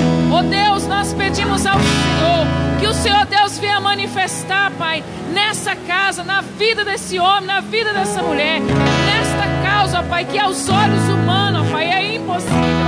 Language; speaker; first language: Portuguese; native; Portuguese